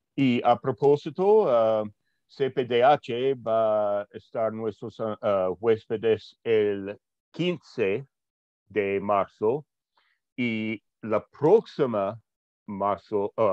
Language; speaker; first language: Spanish; non-native, fluent; English